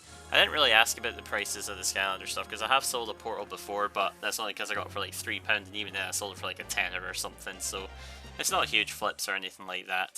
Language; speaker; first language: English; native; English